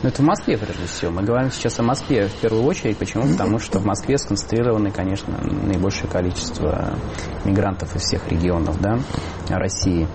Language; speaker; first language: Russian; native; Russian